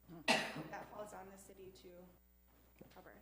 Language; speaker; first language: English; native; English